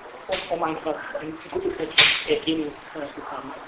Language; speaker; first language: German; non-native, fluent; Bulgarian